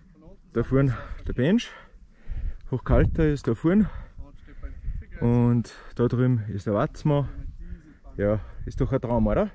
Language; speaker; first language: German; native; German